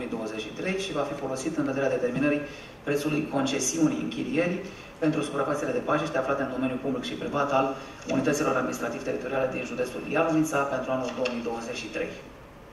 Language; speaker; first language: Romanian; native; Romanian